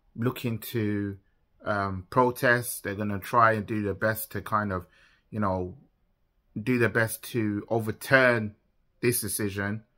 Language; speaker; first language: English; native; English